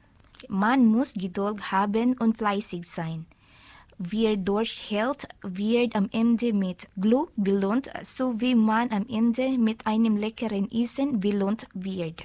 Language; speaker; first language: German; non-native, learner; Filipino